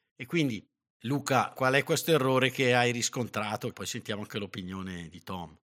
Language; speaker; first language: Italian; native; Italian